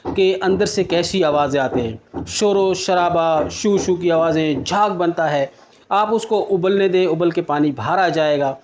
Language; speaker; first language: Urdu; native; Urdu